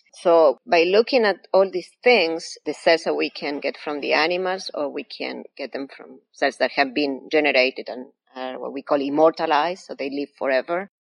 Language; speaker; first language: English; non-native, fluent; Spanish